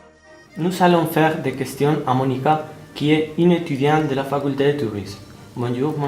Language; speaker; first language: French; non-native, learner; Spanish